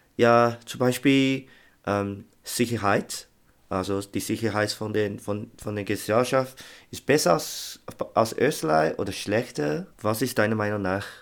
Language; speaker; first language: German; non-native, learner; Chinese